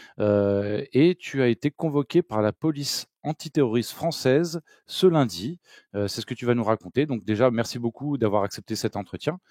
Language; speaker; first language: French; native; French